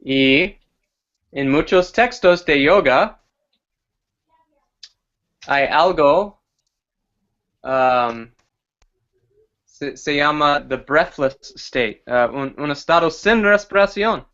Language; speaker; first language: Spanish; non-native, fluent; English